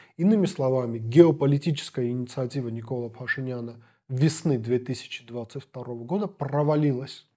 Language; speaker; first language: Russian; non-native, local second language; Armenian